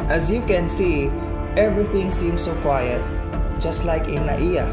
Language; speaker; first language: English; non-native, local second language; Cebuano